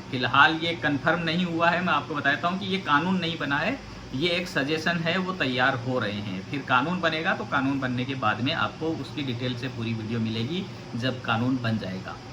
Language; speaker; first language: Hindi; native; Hindi